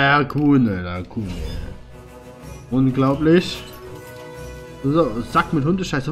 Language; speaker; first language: German; native; German